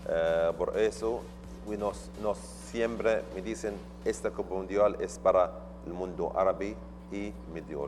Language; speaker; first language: Spanish; non-native, learner; Arabic